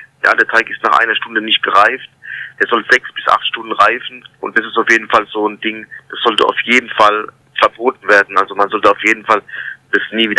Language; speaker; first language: German; early bilingual, other home language; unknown